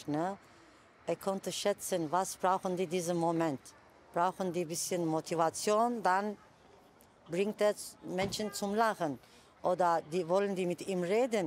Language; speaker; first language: German; non-native, fluent; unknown